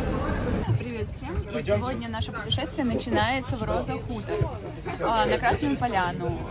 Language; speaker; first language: Russian; native; Russian